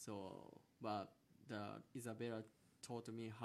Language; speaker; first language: English; non-native, learner; Japanese